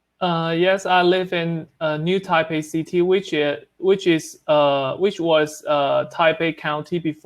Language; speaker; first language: English; non-native, learner; Chinese